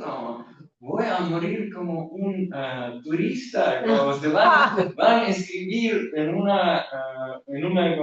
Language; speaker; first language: Spanish; non-native, learner; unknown